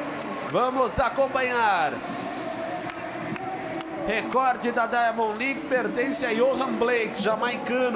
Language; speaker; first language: Portuguese; native; Portuguese